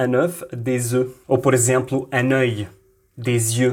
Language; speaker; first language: French; non-native, local second language; Arabic